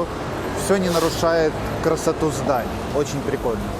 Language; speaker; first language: Russian; native; Russian